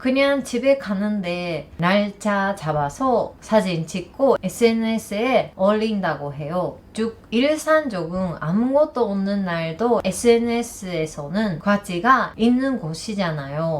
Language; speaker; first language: Korean; non-native, learner; Japanese